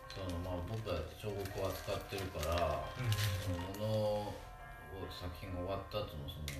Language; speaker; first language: Japanese; native; Japanese